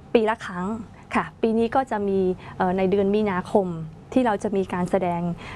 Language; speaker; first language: Thai; non-native, fluent; Khmer